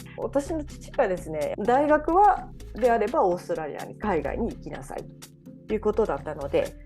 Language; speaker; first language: Japanese; native; Japanese